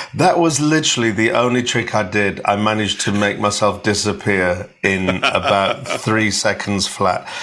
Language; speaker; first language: English; native; English